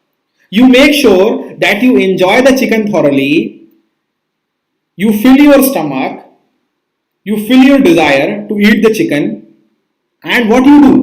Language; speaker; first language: English; non-native, local second language; Hindi